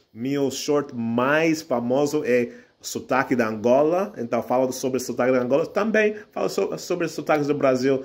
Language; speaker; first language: Portuguese; non-native, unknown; English